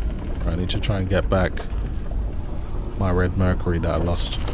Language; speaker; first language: English; native; English